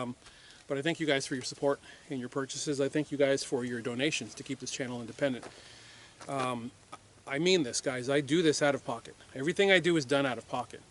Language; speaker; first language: English; native; English